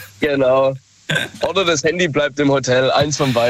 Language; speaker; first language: German; native; German